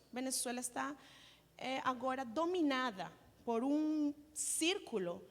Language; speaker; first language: Portuguese; non-native, learner; Spanish